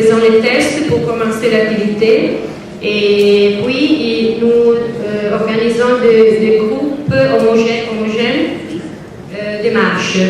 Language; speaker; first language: French; non-native, learner; Italian